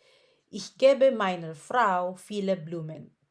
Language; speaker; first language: German; non-native, fluent; Filipino